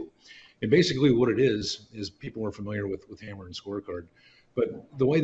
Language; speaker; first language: English; native; English